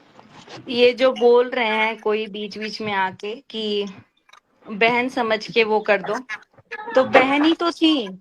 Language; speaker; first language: Hindi; native; Hindi